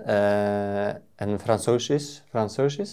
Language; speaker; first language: German; non-native, learner; Norwegian